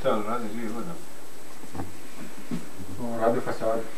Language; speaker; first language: Croatian; native; Croatian